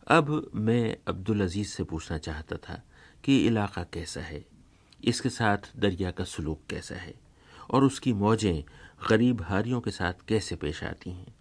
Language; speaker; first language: Urdu; native; Urdu